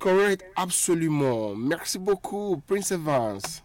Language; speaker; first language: French; non-native, fluent; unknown